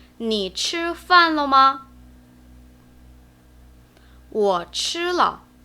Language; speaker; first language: Chinese; non-native, fluent; Korean